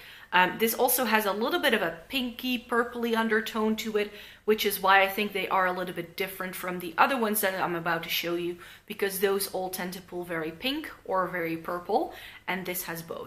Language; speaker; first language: English; non-native, fluent; Dutch